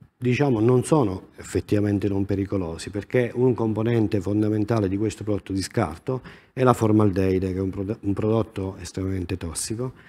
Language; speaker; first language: Italian; native; Italian